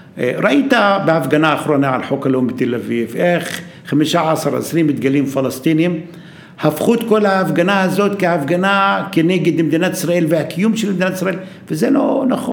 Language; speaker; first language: Hebrew; non-native, local second language; Arabic